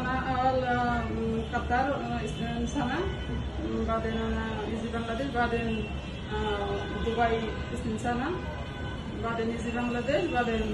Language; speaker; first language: Arabic; non-native, learner; Bangla